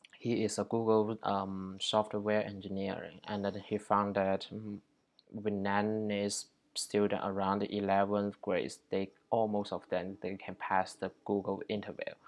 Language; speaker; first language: English; non-native, learner; Chinese